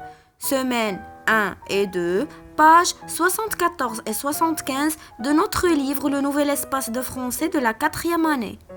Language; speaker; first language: French; non-native, local second language; Arabic